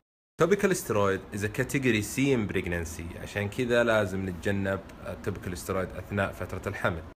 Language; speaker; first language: Arabic; native; Arabic